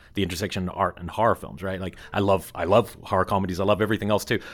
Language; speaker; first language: English; native; English